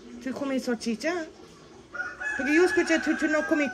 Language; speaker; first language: Spanish; non-native, learner; English